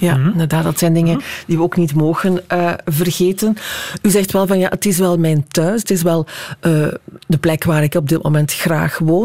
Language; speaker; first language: Dutch; native; Dutch